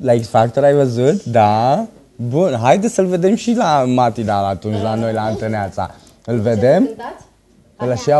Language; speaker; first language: Romanian; native; Romanian